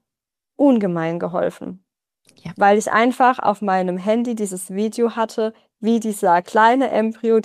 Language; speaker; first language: German; native; German